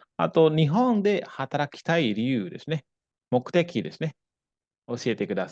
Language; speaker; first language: Japanese; non-native, fluent; Indonesian